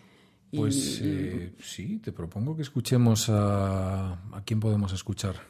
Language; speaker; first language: Spanish; native; Spanish